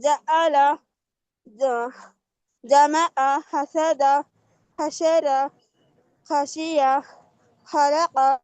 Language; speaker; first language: Arabic; non-native, learner; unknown